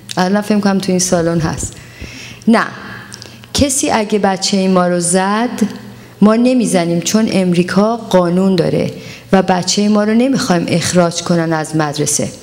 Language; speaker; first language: Persian; native; Persian